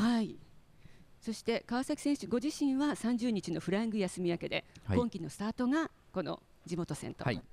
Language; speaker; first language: Japanese; native; Japanese